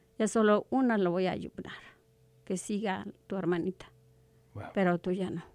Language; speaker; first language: Spanish; non-native, local second language; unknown